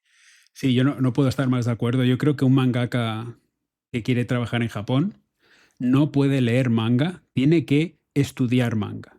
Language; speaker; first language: Spanish; native; Spanish